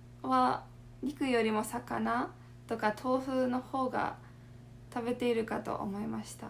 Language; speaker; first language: Japanese; non-native, fluent; English